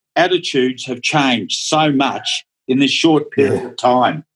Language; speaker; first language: English; non-native, local second language; Dutch